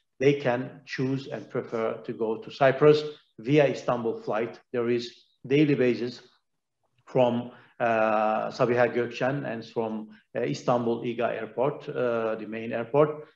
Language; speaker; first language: English; non-native, fluent; Turkish